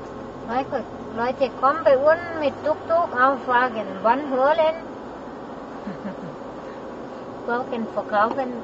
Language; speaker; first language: German; non-native, learner; Thai